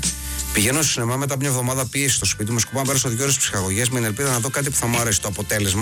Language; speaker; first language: Greek; native; Greek